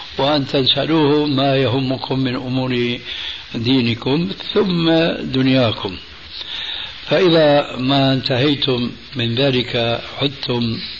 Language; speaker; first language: Arabic; early bilingual, other home language; Albanian